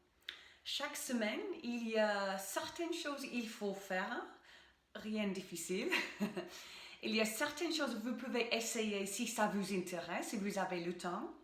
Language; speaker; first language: French; non-native, fluent; English